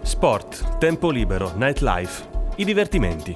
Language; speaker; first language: Italian; native; Italian